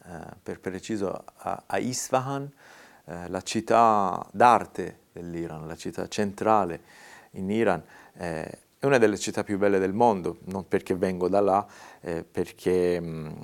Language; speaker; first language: Italian; non-native, fluent; Persian